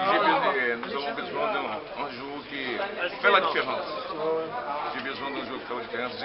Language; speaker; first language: French; non-native, learner; Portuguese